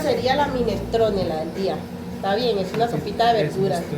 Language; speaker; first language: Spanish; native; Spanish